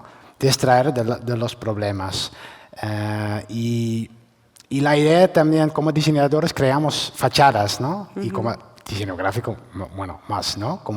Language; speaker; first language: Spanish; non-native, fluent; Dutch